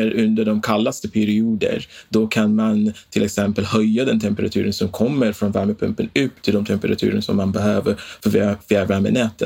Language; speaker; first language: Swedish; non-native, fluent; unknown